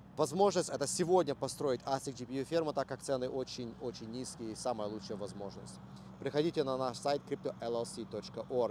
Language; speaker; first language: Russian; early bilingual, heritage; Russian